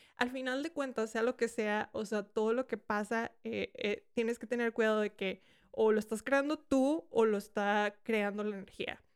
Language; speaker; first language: Spanish; early bilingual, heritage; Spanish